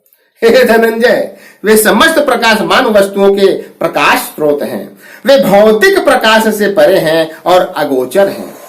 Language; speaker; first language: Hindi; native; Hindi